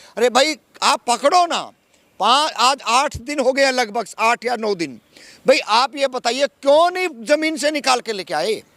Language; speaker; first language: Hindi; native; Hindi